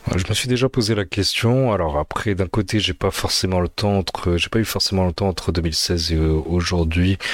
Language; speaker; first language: French; early bilingual, other home language; Amharic